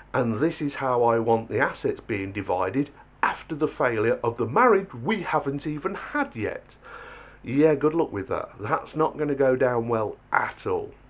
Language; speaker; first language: English; native; English